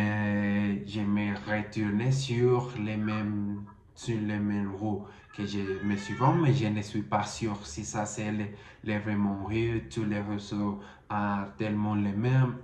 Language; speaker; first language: French; non-native, learner; Spanish